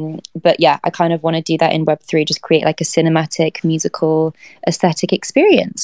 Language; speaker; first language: English; native; English